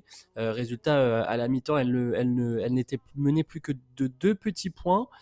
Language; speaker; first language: French; native; French